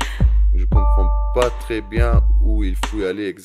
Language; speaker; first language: French; non-native, learner; Arabic